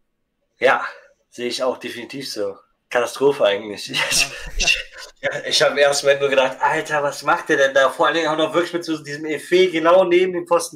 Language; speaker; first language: German; native; German